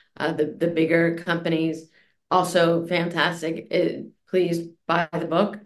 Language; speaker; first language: English; native; English